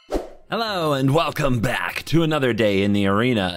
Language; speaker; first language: English; native; English